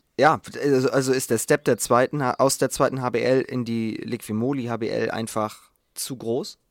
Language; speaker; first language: German; native; German